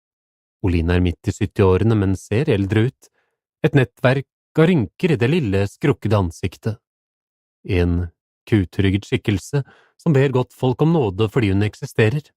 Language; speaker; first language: Norwegian; native; Norwegian